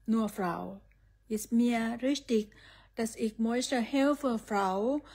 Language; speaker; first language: German; non-native, learner; Thai